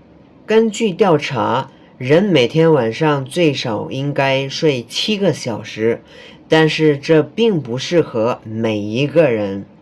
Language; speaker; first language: Chinese; non-native, fluent; Indonesian